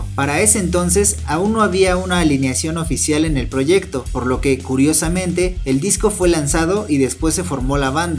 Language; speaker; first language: Spanish; native; Spanish